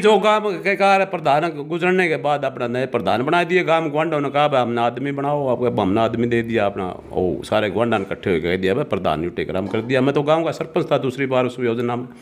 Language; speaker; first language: Hindi; native; Hindi